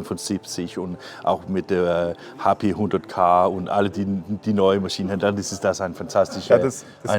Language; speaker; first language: German; non-native, fluent; Danish